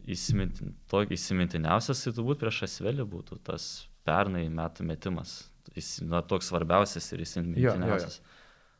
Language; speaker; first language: Lithuanian; native; Lithuanian